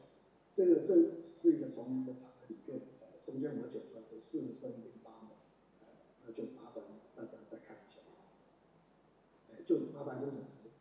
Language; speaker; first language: Chinese; native; Chinese